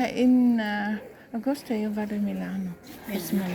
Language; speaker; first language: Italian; non-native, learner; English